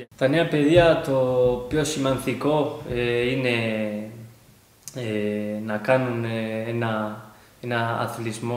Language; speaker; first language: Greek; non-native, learner; Spanish